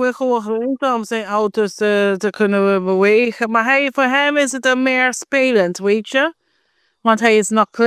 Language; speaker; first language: Dutch; non-native, fluent; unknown